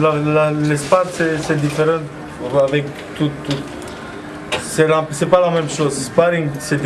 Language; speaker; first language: French; non-native, learner; Romanian